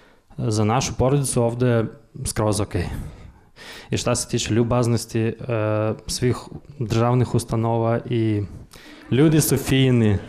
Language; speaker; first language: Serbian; non-native, fluent; Russian